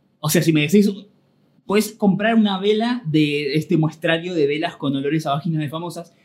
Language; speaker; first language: Spanish; native; Spanish